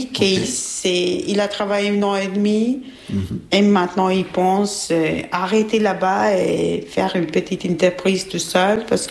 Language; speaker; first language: French; non-native, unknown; Albanian